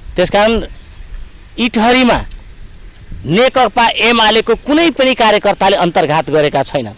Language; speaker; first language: Nepali; non-native, local second language; Rana Tharu